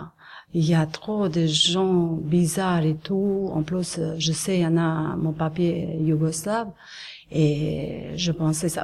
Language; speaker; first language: French; non-native, learner; Serbian